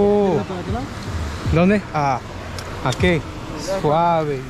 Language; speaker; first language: Spanish; non-native, learner; English